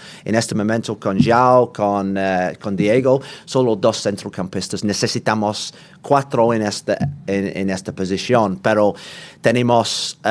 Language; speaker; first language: Spanish; non-native, learner; English